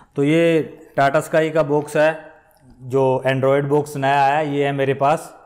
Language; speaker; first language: Hindi; non-native, local second language; Punjabi